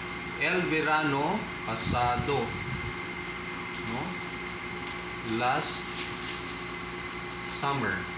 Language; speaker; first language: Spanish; non-native, fluent; Filipino